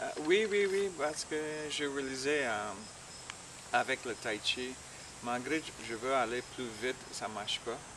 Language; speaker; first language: French; non-native, learner; English